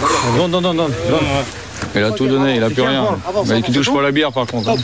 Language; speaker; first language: French; native; French